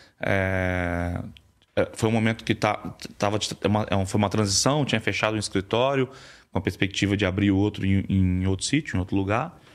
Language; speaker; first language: Portuguese; native; Portuguese